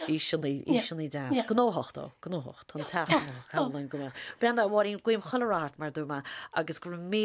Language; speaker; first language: Irish; native; Irish